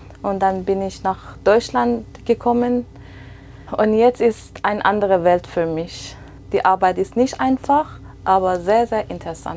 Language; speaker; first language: German; non-native, fluent; Persian